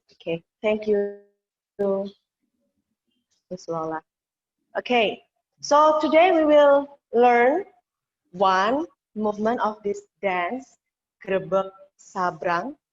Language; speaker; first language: English; non-native, learner; Indonesian